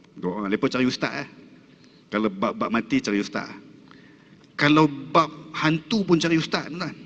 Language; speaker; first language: Malay; native; Malay